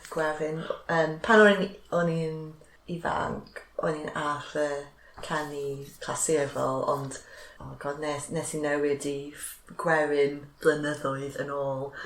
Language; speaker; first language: Welsh; non-native, local second language; English